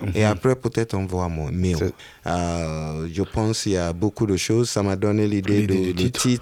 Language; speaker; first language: French; non-native, learner; Yoruba